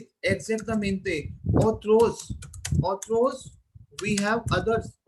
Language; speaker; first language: Spanish; non-native, fluent; Hindi